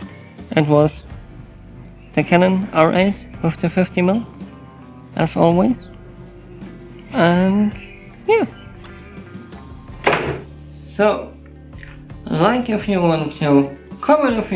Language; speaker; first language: English; non-native, fluent; German